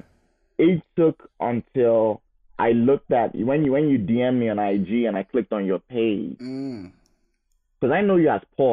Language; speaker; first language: English; non-native, local second language; Igbo